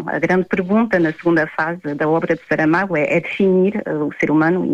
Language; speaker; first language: Portuguese; native; Portuguese